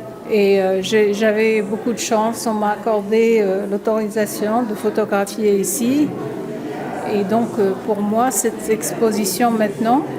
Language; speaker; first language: French; non-native, local second language; Arabic